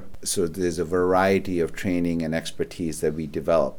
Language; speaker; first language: English; non-native, local second language; Urdu